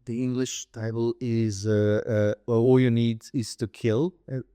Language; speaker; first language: English; non-native, fluent; Hungarian